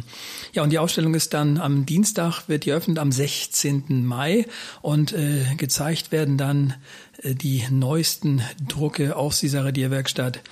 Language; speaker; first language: German; native; German